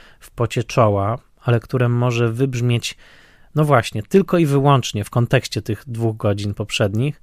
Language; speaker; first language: Polish; native; Polish